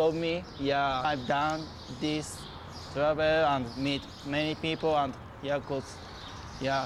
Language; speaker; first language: English; non-native, learner; Japanese